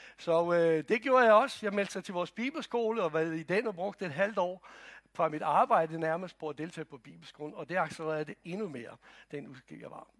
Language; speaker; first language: Danish; non-native, fluent; Croatian